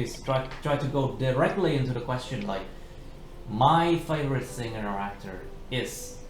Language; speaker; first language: English; non-native, fluent; Vietnamese